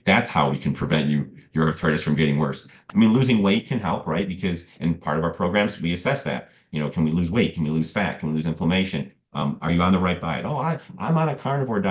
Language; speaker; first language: English; native; English